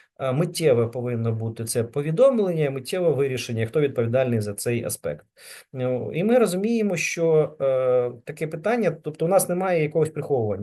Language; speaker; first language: Ukrainian; native; Ukrainian